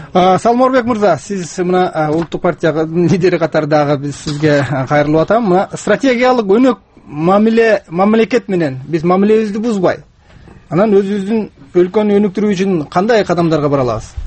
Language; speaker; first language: Kyrgyz; native; Kyrgyz